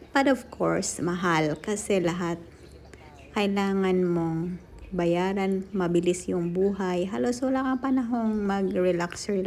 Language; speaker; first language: Filipino; native; Filipino